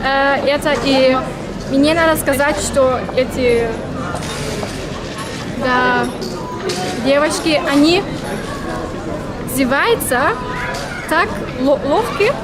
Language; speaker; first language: Russian; early bilingual, heritage; German